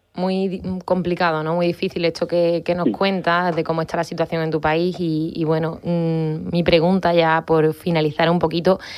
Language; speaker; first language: Spanish; native; Spanish